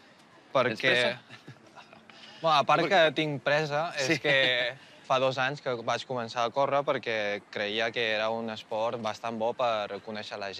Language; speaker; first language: Catalan; early bilingual, other home language; Chinese